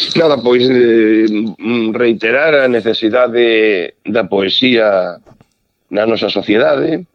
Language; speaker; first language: Galician; native; Galician